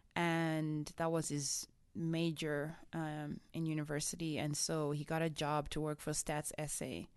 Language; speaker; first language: English; non-native, local second language; Shona